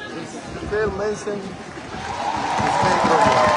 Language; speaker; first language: Dutch; non-native, fluent; Azerbaijani